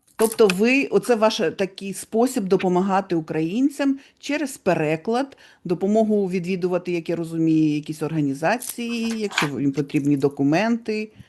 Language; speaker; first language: Ukrainian; native; Ukrainian